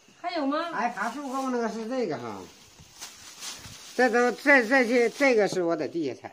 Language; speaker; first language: Chinese; native; Chinese